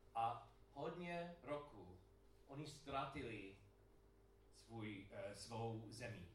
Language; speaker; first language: Czech; non-native, learner; English